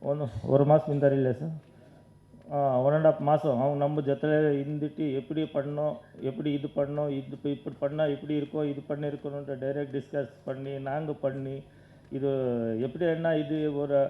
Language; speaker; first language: Tamil; non-native, learner; Kannada